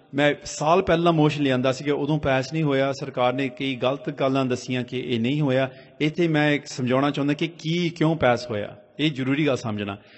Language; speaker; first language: Punjabi; early bilingual, heritage; Punjabi